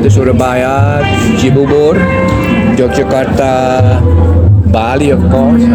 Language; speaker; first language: English; non-native, fluent; Dutch